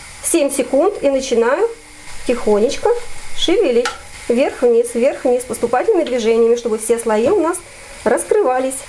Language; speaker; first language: Russian; native; Russian